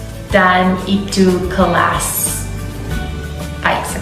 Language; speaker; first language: Indonesian; non-native, learner; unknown